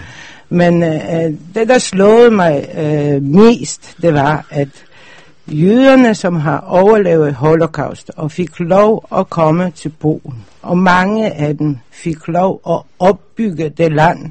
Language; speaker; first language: Danish; non-native, fluent; Polish